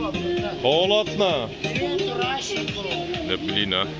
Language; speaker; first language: Russian; non-native, learner; Turkish